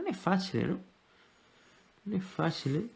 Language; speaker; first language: Italian; non-native, fluent; Spanish